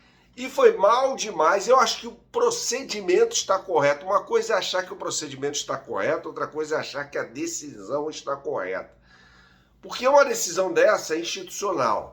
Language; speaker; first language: Portuguese; native; Portuguese